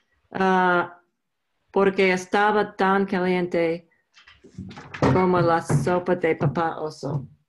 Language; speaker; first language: Spanish; non-native, learner; English